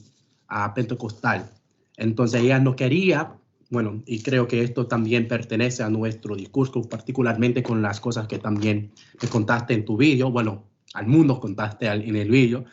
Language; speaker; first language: Spanish; non-native, fluent; English